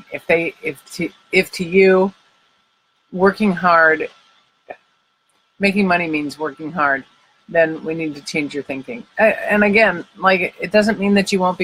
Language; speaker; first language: English; native; English